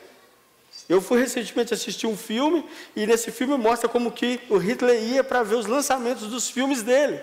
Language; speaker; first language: Portuguese; native; Portuguese